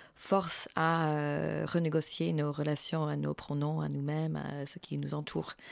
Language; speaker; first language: French; non-native, fluent; English